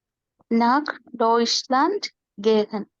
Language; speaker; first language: German; non-native, learner; Malayalam